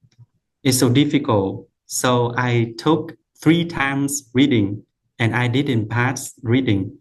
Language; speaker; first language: English; non-native, learner; Vietnamese